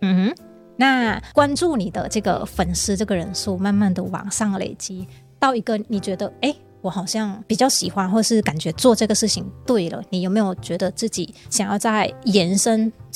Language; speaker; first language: Chinese; native; Chinese